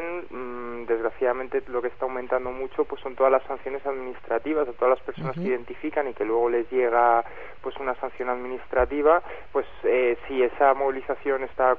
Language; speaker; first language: Spanish; native; Spanish